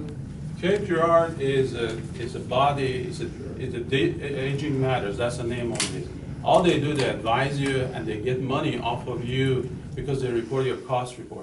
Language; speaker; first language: English; native; English